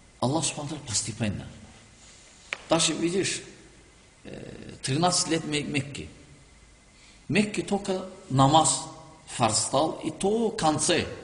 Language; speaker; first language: Russian; non-native, learner; Turkish